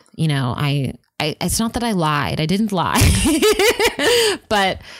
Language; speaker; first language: English; native; English